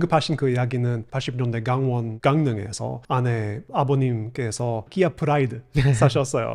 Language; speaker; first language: Korean; non-native, fluent; English